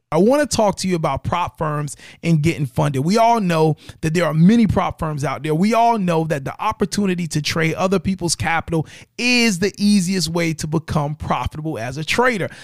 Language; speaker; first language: English; native; English